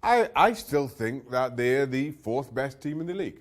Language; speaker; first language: English; native; English